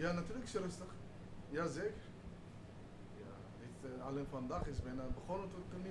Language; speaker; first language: Dutch; non-native, learner; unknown